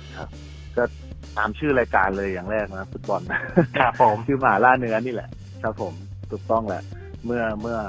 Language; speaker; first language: Thai; native; Thai